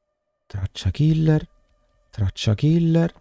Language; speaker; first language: Italian; native; Italian